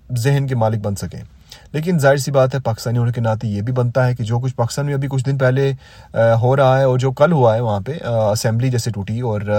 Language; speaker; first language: Urdu; native; Urdu